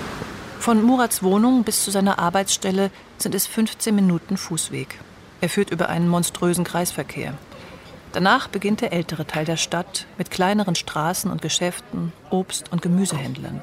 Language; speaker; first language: German; native; German